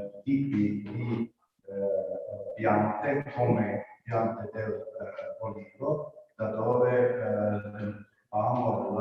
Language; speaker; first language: Italian; non-native, local second language; Croatian